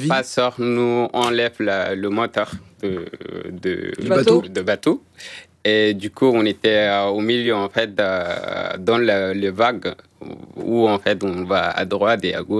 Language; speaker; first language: French; non-native, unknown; Arabic